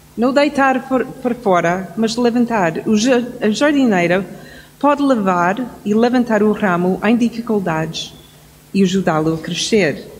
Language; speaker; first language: Portuguese; non-native, fluent; English